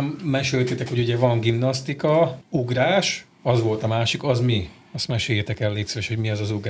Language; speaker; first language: Hungarian; native; Hungarian